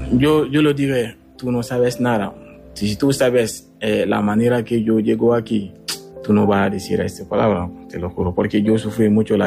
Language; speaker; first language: Spanish; non-native, learner; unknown